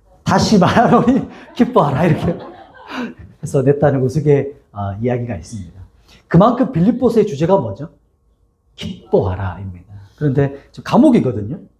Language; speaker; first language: Korean; native; Korean